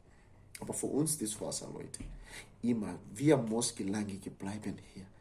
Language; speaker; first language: German; non-native, learner; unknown